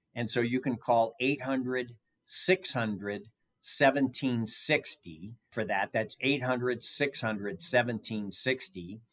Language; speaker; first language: English; native; English